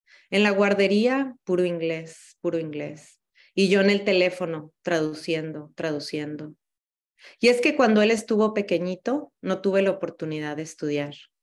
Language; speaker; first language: Spanish; early bilingual, heritage; Spanish